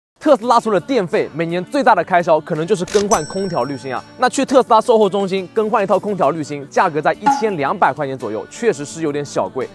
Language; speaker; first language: Chinese; native; Chinese